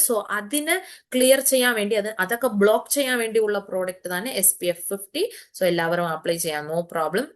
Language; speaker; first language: Malayalam; early bilingual, heritage; Malayalam